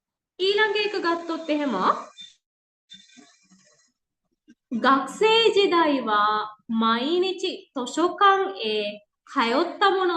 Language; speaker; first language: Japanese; non-native, fluent; Sinhala